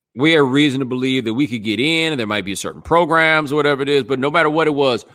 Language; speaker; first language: English; native; English